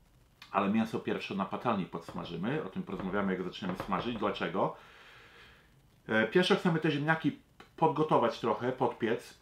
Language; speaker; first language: Polish; early bilingual, heritage; Polish